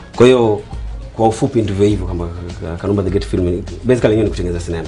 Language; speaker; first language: Swahili; native; Swahili